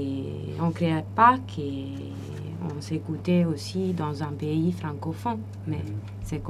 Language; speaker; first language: French; non-native, fluent; Italian